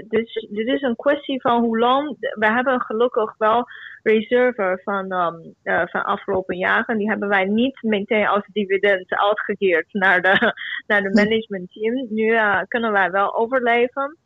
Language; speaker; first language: Dutch; non-native, fluent; Chinese